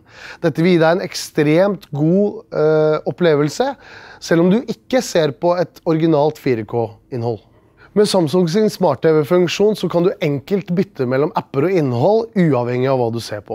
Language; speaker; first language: Norwegian; native; Norwegian